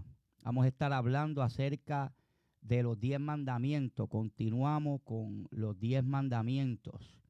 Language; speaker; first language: Spanish; native; Spanish